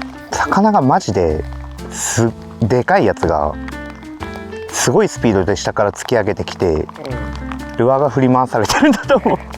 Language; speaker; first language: Japanese; native; Japanese